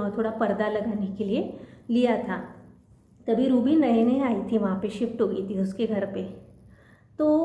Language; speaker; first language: Hindi; non-native, local second language; Marathi